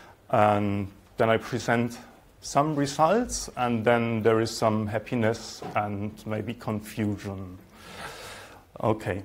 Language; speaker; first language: English; non-native, fluent; German